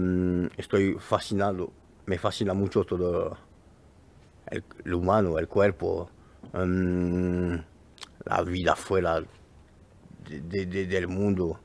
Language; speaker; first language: Spanish; non-native, learner; French